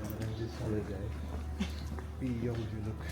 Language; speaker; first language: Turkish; non-native, learner; English